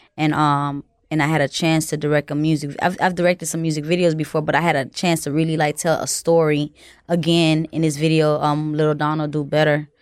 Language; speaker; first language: English; early bilingual, other home language; Haitian Creole